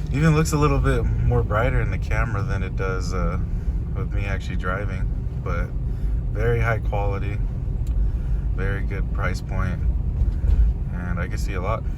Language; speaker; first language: English; native; English